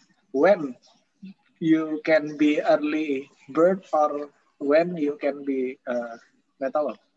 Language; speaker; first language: English; non-native, fluent; Indonesian